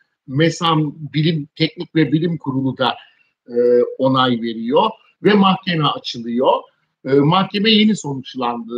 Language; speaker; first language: Turkish; native; Turkish